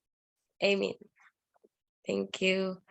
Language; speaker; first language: English; non-native, learner; Indonesian